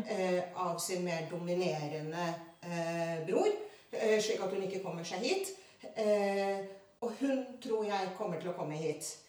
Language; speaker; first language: Norwegian; early bilingual, other home language; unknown